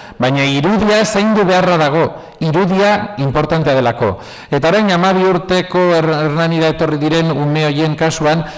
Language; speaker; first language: Basque; non-native, local second language; Spanish